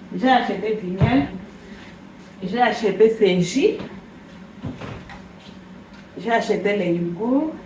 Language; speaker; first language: French; non-native, local second language; Swahili